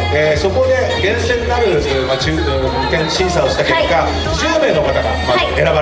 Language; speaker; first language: Japanese; native; Japanese